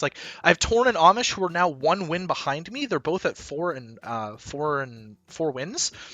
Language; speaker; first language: English; native; English